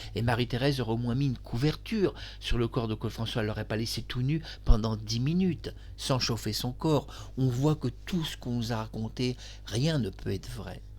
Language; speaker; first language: French; native; French